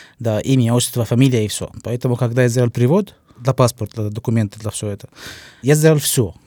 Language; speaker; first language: Russian; non-native, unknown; Arabic